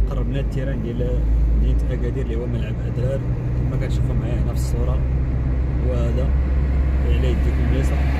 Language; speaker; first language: Arabic; native; Arabic